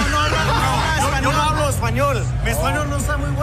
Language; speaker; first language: Spanish; early bilingual, heritage; Spanish